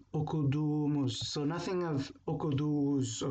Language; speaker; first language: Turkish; non-native, fluent; English